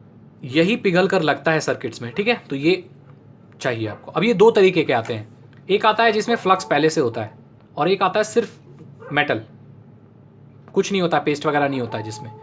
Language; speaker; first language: Hindi; native; Hindi